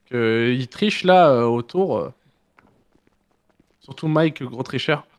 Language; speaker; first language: French; native; French